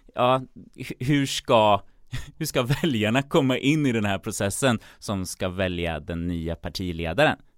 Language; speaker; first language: Swedish; native; Swedish